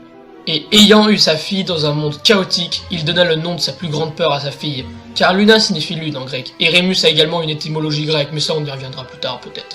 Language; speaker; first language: French; native; French